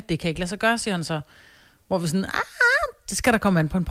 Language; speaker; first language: Danish; native; Danish